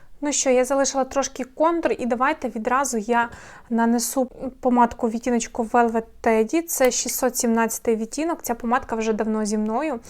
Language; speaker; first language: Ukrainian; non-native, local second language; Russian